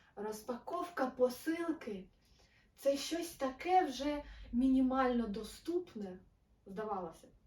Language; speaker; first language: Ukrainian; non-native, local second language; Russian